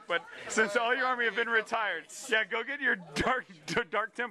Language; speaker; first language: English; native; English